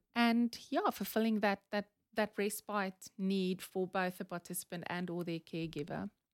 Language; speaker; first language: English; non-native, local second language; Afrikaans